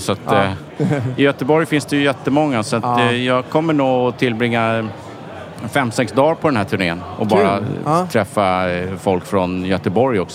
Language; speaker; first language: Swedish; native; Swedish